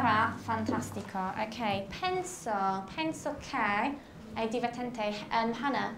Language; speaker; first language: Italian; non-native, fluent; English